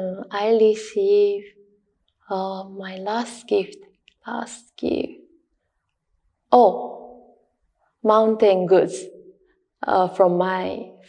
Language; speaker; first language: English; non-native, learner; Japanese